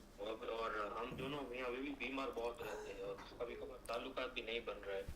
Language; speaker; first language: Urdu; non-native, local second language; Gujarati